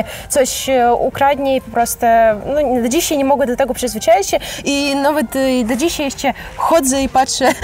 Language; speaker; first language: Polish; non-native, fluent; Ukrainian